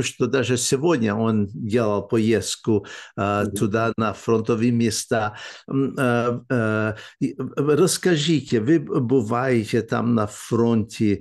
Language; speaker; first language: Russian; early bilingual, heritage; English